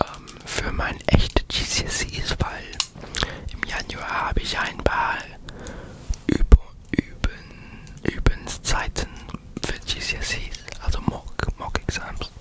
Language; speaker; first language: German; non-native, learner; English